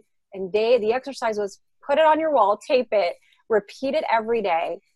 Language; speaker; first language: English; non-native, fluent; French